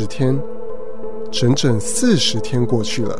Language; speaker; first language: Chinese; native; Chinese